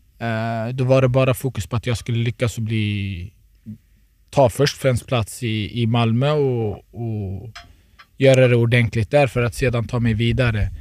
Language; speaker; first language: Swedish; early bilingual, other home language; Turoyo